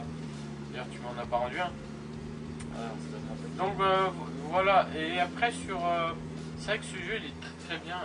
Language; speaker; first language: French; native; French